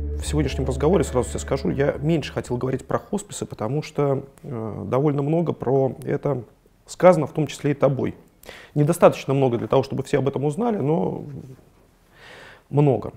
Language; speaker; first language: Russian; native; Russian